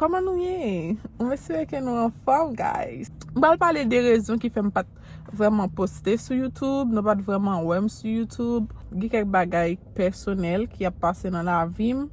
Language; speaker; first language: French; non-native, learner; Haitian Creole